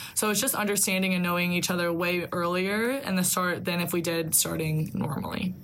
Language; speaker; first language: English; native; English